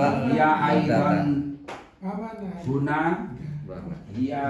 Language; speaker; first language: Arabic; non-native, learner; Indonesian